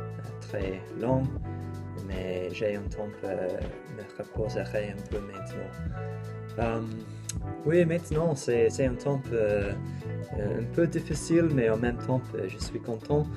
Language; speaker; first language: French; non-native, learner; English